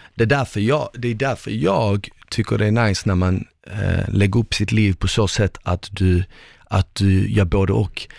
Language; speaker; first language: Swedish; early bilingual, other home language; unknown